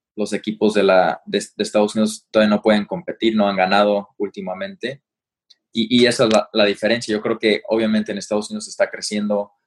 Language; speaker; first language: Spanish; early bilingual, heritage; Spanish